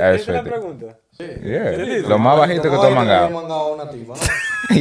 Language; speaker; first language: Spanish; early bilingual, heritage; Spanish